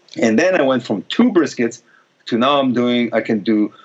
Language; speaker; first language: English; non-native, fluent; Hebrew